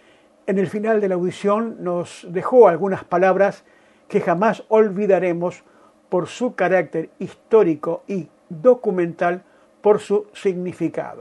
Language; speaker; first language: Spanish; native; Spanish